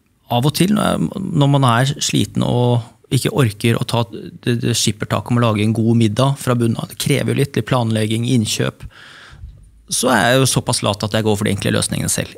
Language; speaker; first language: Norwegian; native; Norwegian